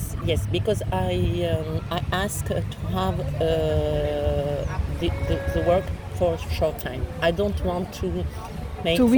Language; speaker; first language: English; non-native, learner; French